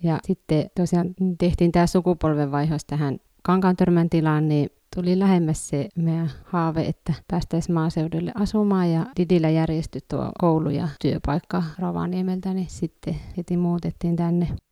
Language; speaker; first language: Finnish; native; Finnish